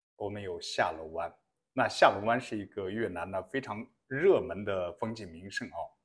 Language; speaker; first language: Chinese; native; Chinese